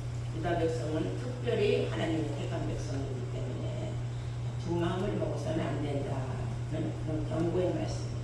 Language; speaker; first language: Korean; native; Korean